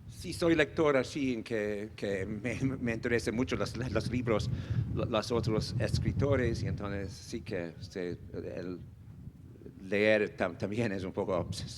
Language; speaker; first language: Spanish; non-native, fluent; English